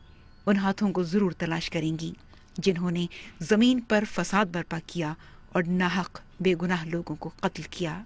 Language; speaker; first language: Urdu; native; Urdu